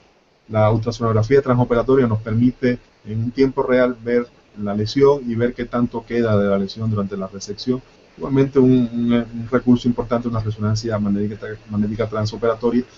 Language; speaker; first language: Spanish; native; Spanish